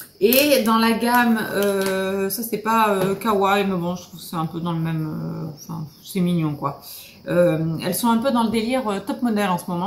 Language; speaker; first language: French; native; French